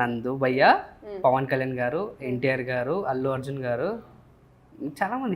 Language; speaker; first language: Telugu; native; Telugu